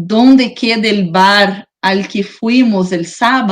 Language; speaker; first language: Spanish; non-native, learner; Portuguese